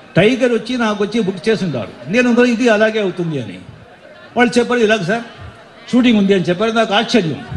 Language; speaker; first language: Telugu; non-native, local second language; Marathi